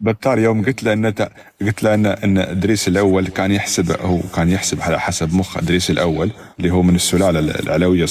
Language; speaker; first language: Arabic; native; Arabic